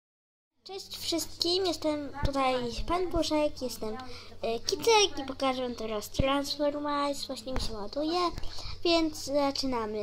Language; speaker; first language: Polish; native; Polish